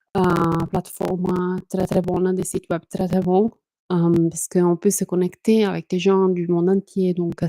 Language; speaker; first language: French; non-native, fluent; Italian